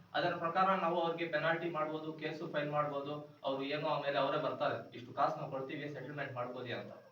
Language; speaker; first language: Kannada; non-native, local second language; Urdu